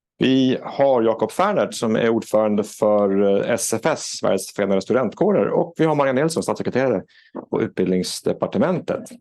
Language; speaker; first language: Swedish; native; Swedish